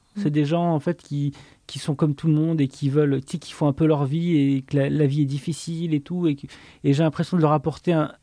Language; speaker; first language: French; native; French